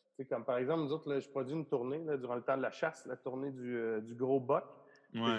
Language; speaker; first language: French; native; French